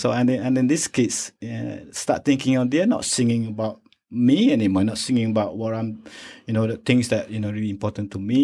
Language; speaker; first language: English; non-native, local second language; Malay